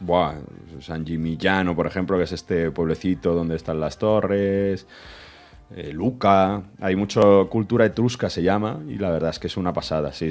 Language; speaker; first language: Spanish; native; Spanish